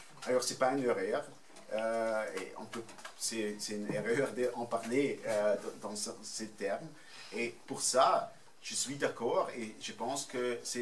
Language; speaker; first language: French; non-native, fluent; German